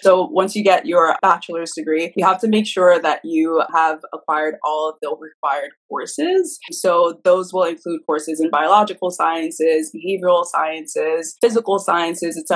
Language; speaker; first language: English; early bilingual, other home language; Haitian Creole